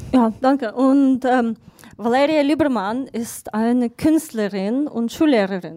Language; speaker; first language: German; non-native, fluent; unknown